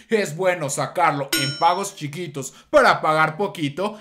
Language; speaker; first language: Spanish; native; Spanish